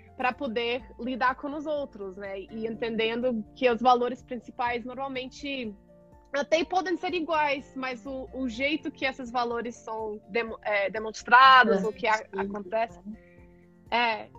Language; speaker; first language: Portuguese; non-native, fluent; English